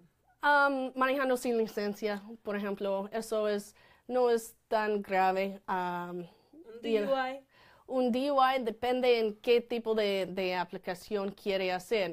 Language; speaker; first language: Spanish; non-native, fluent; English